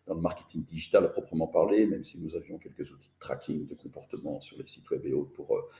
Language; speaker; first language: French; native; French